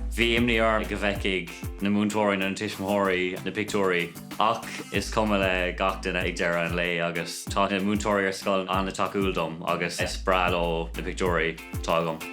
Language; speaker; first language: Irish; non-native, local second language; English